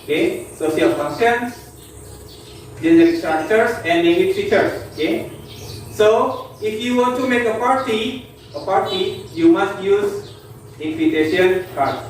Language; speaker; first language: English; non-native, learner; Indonesian